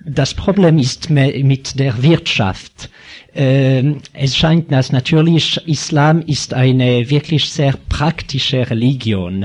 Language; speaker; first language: German; non-native, fluent; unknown